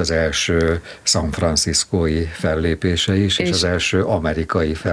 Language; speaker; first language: Hungarian; native; Hungarian